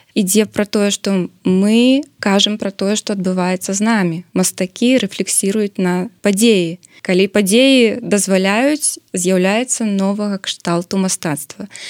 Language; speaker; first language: Belarusian; non-native, local second language; Russian